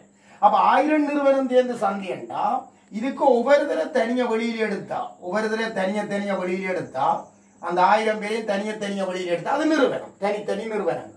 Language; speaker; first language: Tamil; native; Tamil